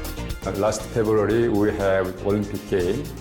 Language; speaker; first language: English; non-native, learner; Korean